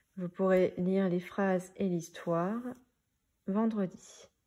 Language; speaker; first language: French; native; French